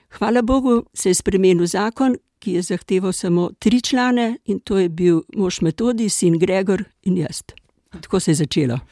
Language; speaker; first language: Slovenian; native; Slovenian